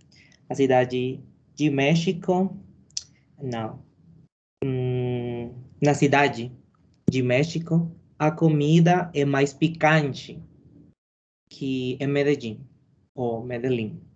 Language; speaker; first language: Portuguese; non-native, learner; Spanish